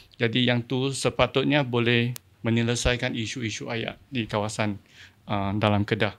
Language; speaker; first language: Malay; non-native, local second language; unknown